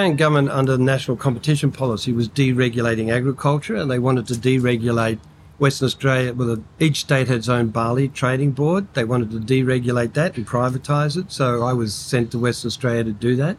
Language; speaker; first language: English; native; English